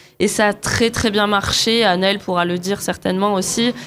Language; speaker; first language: French; native; French